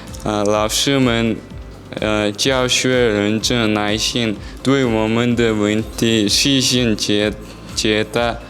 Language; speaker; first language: Chinese; non-native, fluent; Mongolian